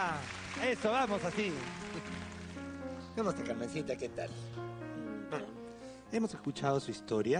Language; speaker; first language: Spanish; native; Spanish